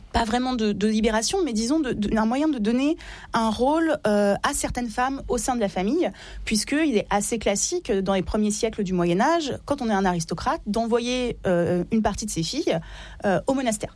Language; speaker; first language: French; native; French